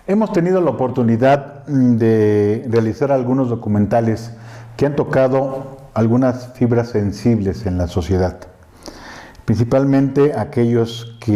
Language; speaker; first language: Spanish; native; Spanish